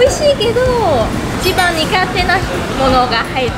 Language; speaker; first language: Japanese; non-native, fluent; Chinese